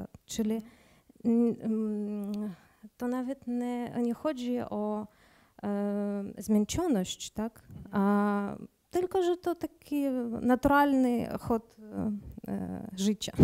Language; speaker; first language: Polish; non-native, learner; Ukrainian